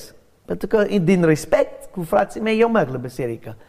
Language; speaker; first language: Romanian; non-native, learner; English